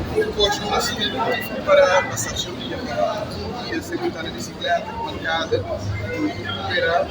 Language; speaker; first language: Portuguese; non-native, local second language; Kabuverdianu